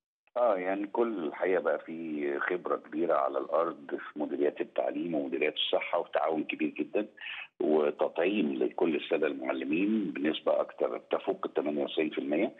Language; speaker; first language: Arabic; native; Arabic